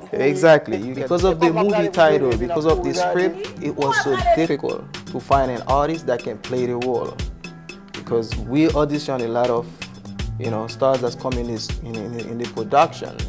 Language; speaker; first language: English; non-native, fluent; Haitian Creole